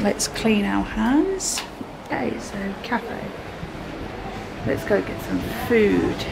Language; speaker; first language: English; native; English